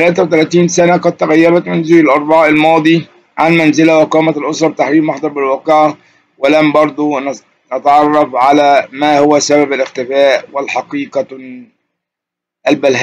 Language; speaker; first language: Arabic; native; Arabic